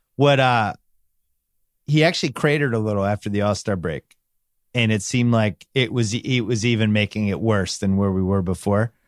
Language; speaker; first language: English; native; English